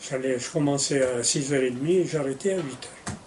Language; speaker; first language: French; non-native, local second language; Arabic